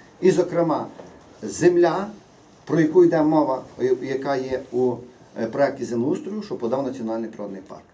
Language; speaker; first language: Ukrainian; native; Ukrainian